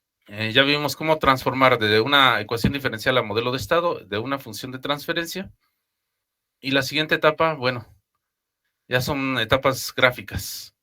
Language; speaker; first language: Spanish; native; Spanish